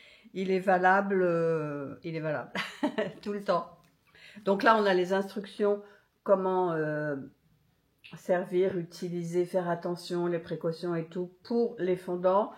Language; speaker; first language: French; native; French